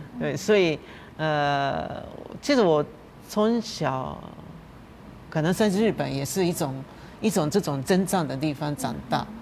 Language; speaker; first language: Chinese; non-native, fluent; Japanese